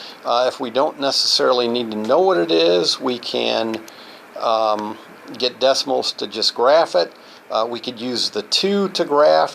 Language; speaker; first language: English; native; English